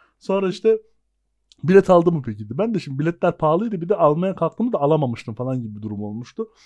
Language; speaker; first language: Turkish; native; Turkish